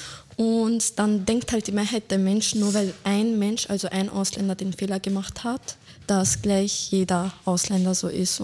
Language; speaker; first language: German; early bilingual, other home language; Bosnian